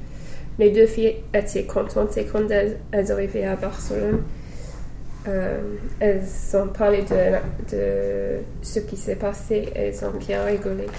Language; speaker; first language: French; non-native, fluent; English